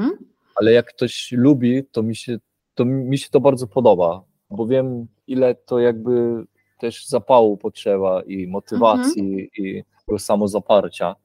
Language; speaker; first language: Polish; early bilingual, heritage; Polish